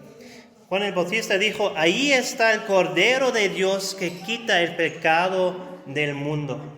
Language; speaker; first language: Spanish; non-native, fluent; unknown